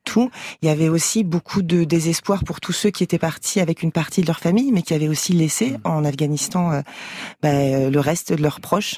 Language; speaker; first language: French; native; French